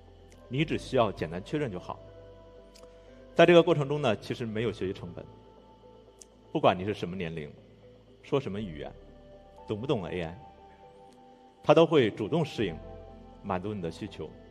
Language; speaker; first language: Chinese; native; Chinese